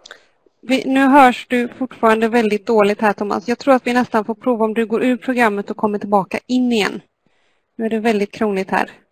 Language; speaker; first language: Swedish; native; Swedish